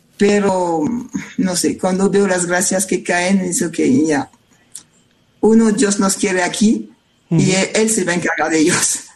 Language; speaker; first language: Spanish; non-native, fluent; French